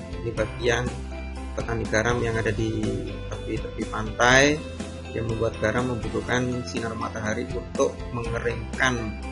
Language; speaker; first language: Indonesian; native; Indonesian